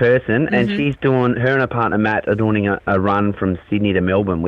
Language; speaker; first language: English; native; English